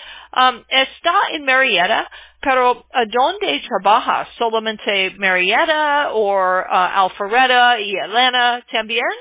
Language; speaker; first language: Spanish; non-native, learner; English